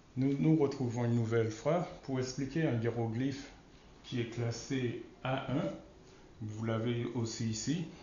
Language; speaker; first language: French; non-native, local second language; Wolof